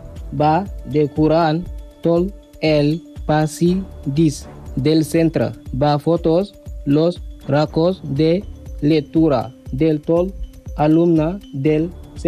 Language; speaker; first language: Catalan; non-native, learner; Spanish